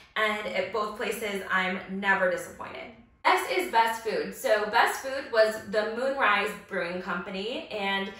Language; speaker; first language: English; native; English